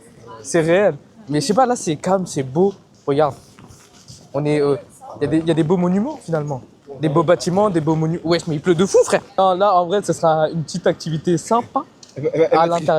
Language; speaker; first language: French; native; French